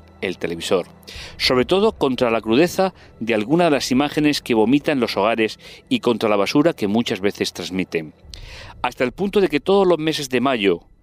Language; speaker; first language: Spanish; native; Spanish